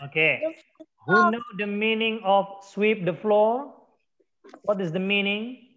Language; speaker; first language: English; non-native, learner; Indonesian